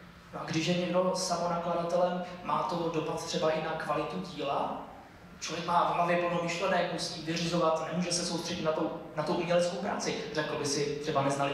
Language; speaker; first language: Czech; native; Czech